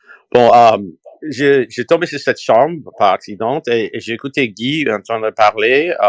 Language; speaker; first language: French; non-native, learner; English